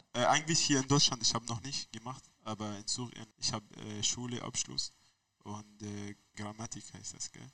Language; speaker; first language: German; non-native, learner; Arabic